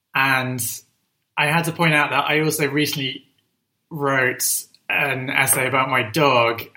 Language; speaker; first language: English; native; English